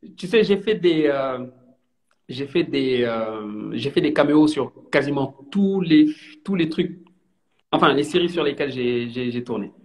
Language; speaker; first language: French; non-native, local second language; Wolof